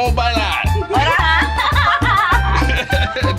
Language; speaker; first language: Spanish; non-native, learner; English